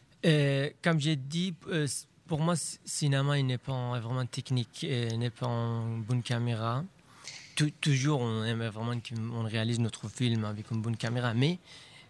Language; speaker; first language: French; non-native, learner; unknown